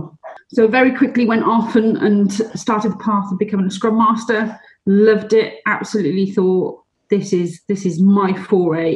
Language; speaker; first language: English; native; English